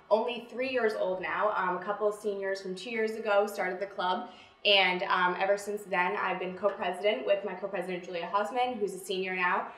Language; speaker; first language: English; native; English